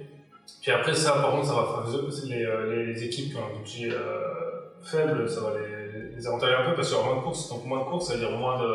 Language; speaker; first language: French; native; French